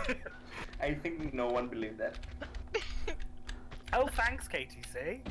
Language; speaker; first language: English; native; English